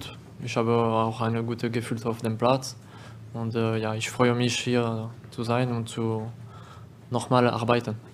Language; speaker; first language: German; non-native, learner; French